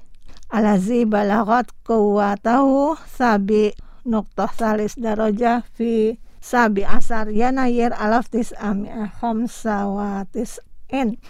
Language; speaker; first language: Arabic; non-native, fluent; Indonesian